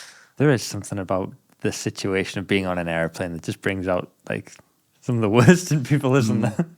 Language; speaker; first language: English; native; English